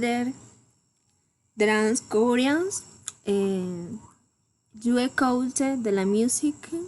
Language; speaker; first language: French; non-native, learner; Spanish